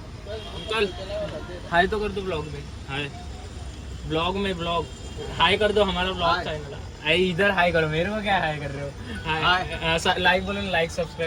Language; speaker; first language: Hindi; non-native, local second language; Marathi